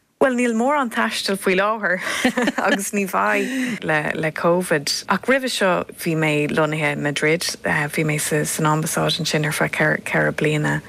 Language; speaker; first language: Irish; non-native, local second language; English